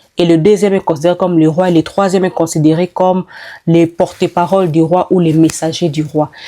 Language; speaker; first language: French; non-native, local second language; Nande